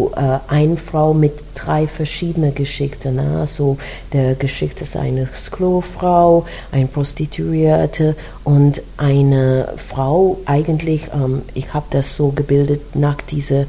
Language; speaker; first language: German; non-native, learner; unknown